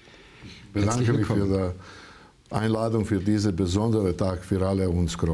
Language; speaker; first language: German; non-native, learner; Croatian